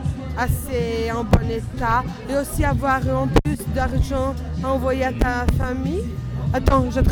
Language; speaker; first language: French; non-native, learner; Italian